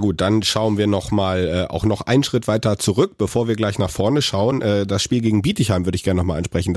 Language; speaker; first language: German; native; German